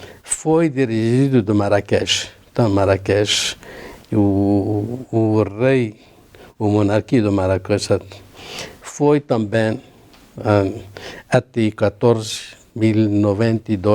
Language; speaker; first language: Portuguese; non-native, learner; Arabic